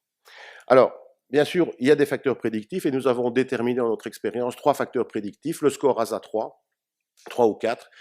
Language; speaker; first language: French; native; French